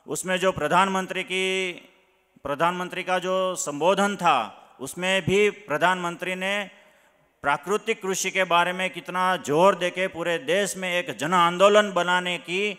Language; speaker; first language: Hindi; non-native, local second language; Gujarati